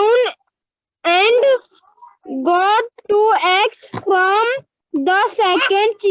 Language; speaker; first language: English; non-native, learner; Hindi